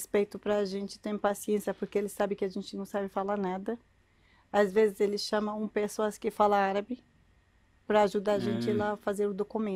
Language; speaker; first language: Portuguese; non-native, learner; Arabic